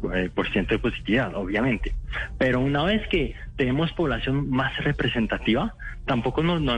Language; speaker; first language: Spanish; non-native, fluent; French